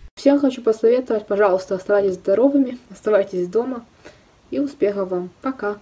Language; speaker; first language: Russian; early bilingual, heritage; Russian